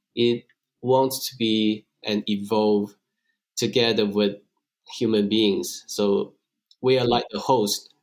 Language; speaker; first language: English; non-native, fluent; Chinese